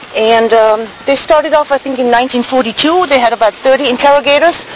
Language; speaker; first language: English; non-native, fluent; German